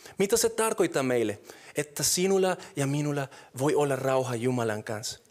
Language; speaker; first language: Finnish; non-native, fluent; Spanish